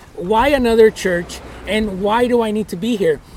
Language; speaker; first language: English; early bilingual, other home language; Spanish